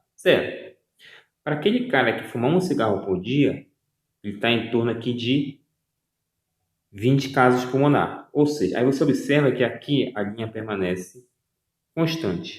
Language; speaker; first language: Portuguese; native; Portuguese